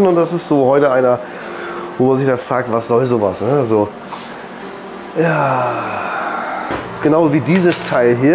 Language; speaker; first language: German; native; German